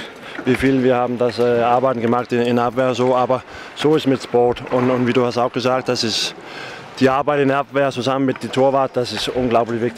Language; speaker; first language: German; non-native, learner; Danish